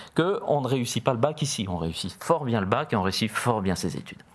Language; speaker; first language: French; native; French